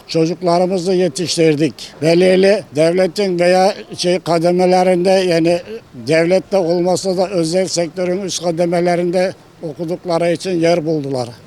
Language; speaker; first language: Turkish; native; Turkish